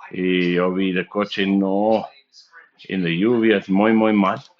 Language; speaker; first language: Spanish; non-native, learner; English